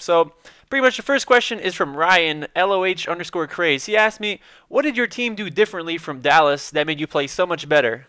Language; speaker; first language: English; native; English